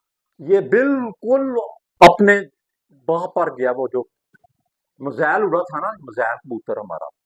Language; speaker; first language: Hindi; non-native, local second language; Punjabi